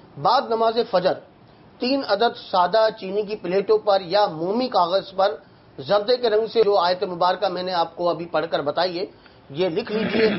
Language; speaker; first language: Urdu; native; Urdu